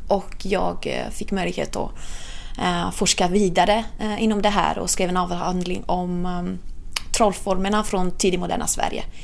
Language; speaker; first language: Swedish; non-native, fluent; Italian